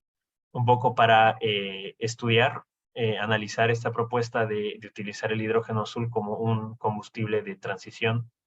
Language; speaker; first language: Spanish; native; Spanish